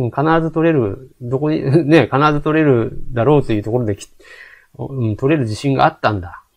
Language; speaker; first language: Japanese; native; Japanese